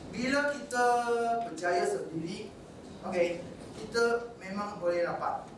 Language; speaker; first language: Malay; non-native, local second language; Chinese